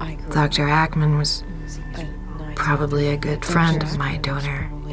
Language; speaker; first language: English; non-native, fluent; French